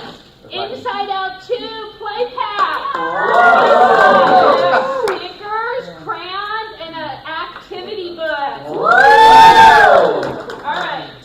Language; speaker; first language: English; native; English